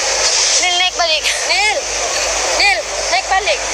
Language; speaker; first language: Indonesian; non-native, local second language; Malay